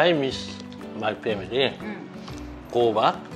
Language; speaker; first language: English; non-native, learner; Korean